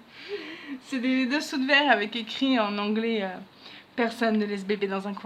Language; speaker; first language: French; native; French